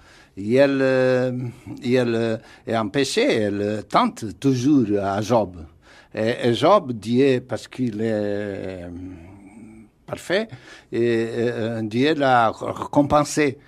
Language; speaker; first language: French; non-native, fluent; Portuguese